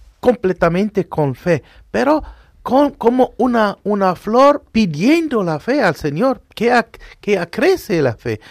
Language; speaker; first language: Spanish; non-native, fluent; Arabic